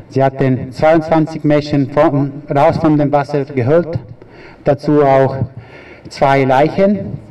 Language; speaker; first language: German; non-native, fluent; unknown